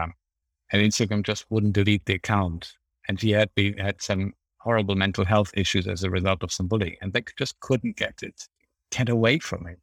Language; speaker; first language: English; non-native, fluent; German